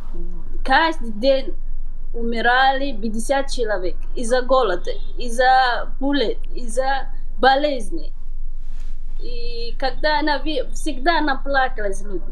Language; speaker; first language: Russian; non-native, learner; Somali